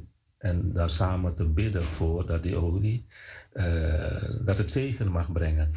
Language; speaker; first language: Dutch; non-native, fluent; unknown